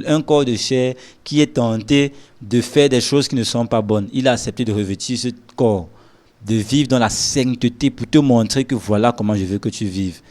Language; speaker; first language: French; non-native, local second language; Lingala